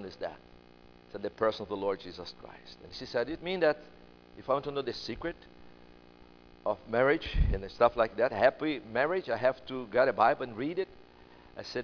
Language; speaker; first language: English; non-native, fluent; Portuguese